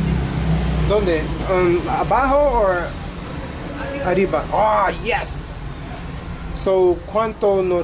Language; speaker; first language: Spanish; non-native, learner; English